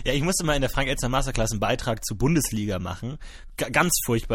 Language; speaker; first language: German; native; German